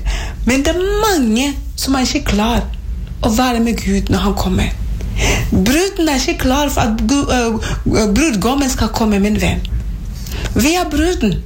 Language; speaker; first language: Norwegian; non-native, fluent; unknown